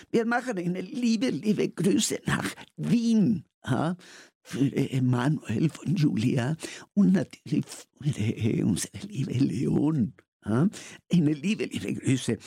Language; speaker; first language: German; non-native, learner; Spanish